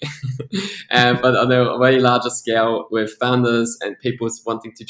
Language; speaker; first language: English; non-native, fluent; Polish